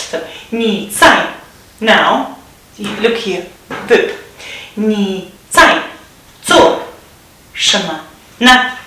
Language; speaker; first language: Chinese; non-native, learner; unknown